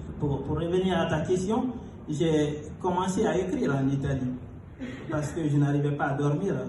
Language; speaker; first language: French; non-native, fluent; Fula